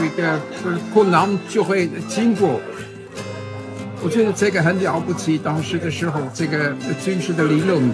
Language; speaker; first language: Chinese; non-native, fluent; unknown